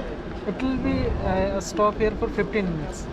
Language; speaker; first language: English; non-native, local second language; Hindi